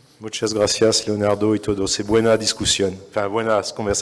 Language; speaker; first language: Spanish; non-native, fluent; French